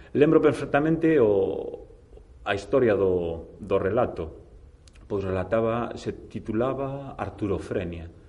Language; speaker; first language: Galician; non-native, local second language; Spanish